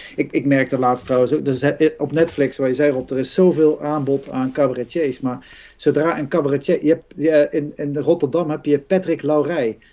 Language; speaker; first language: Dutch; native; Dutch